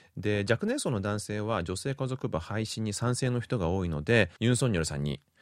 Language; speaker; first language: Japanese; non-native, fluent; Korean